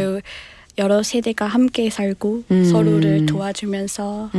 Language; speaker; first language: Korean; non-native, fluent; Nepali